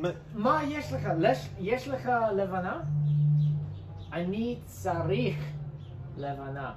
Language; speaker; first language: Hebrew; non-native, learner; English